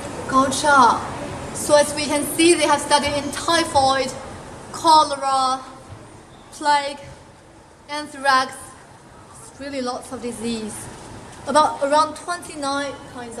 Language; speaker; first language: English; non-native, fluent; Chinese